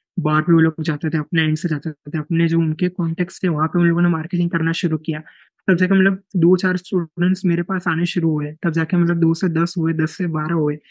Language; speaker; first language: Hindi; non-native, local second language; Gujarati